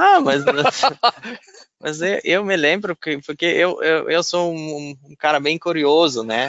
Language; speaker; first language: Portuguese; non-native, fluent; German